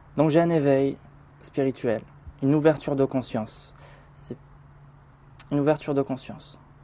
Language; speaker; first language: French; early bilingual, other home language; Arabic